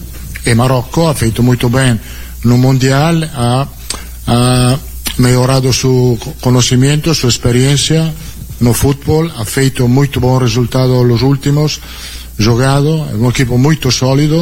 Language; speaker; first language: Portuguese; non-native, learner; Italian